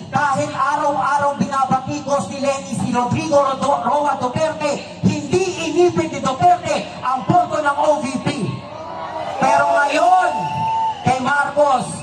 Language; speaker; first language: Filipino; native; Filipino